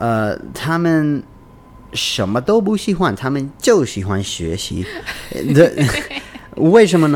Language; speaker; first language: Chinese; non-native, learner; English